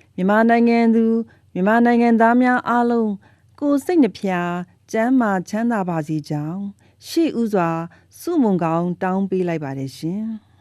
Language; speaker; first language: Burmese; non-native, local second language; S'gaw Karen